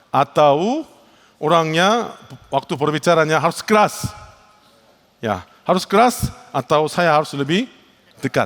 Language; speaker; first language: Indonesian; non-native, learner; Korean